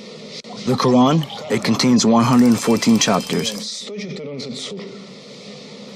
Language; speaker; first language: English; non-native, fluent; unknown